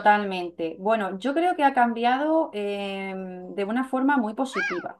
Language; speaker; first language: Spanish; native; Spanish